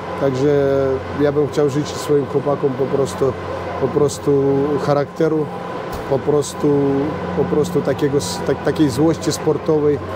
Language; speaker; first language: Polish; non-native, fluent; Russian